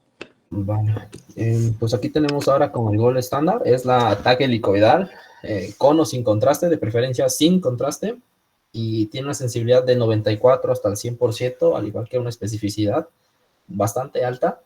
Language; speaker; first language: Spanish; native; Spanish